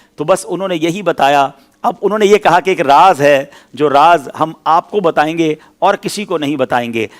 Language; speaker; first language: Urdu; native; Urdu